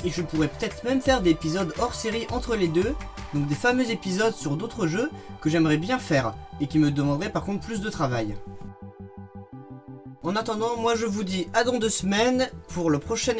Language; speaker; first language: French; native; French